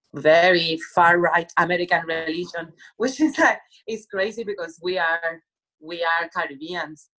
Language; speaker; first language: English; non-native, fluent; Spanish